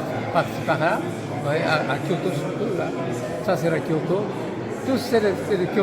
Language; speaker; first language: French; non-native, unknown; Japanese